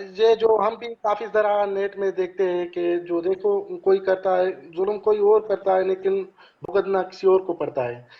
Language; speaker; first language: Urdu; non-native, local second language; Sindhi